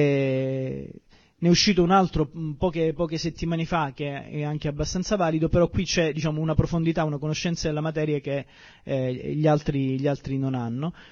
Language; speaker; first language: Italian; native; Italian